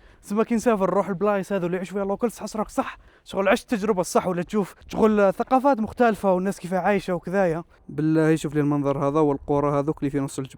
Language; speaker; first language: Arabic; native; Arabic